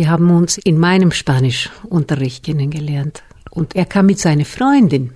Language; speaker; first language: German; non-native, fluent; Spanish